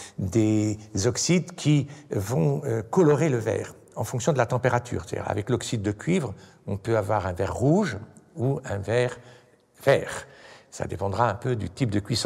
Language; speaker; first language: French; native; French